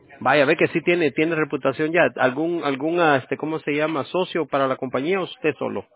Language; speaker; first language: Spanish; early bilingual, heritage; Spanish